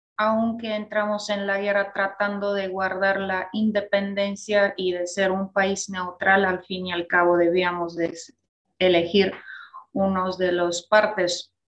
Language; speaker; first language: Spanish; non-native, fluent; Bulgarian